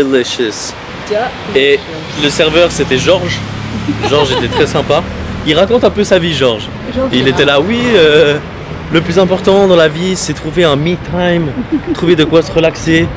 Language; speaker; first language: French; native; French